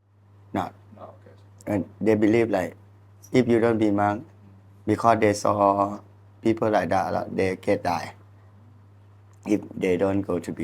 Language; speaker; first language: English; non-native, learner; Thai